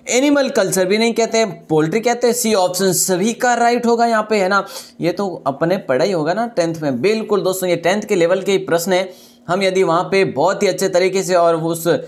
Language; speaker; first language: Hindi; native; Hindi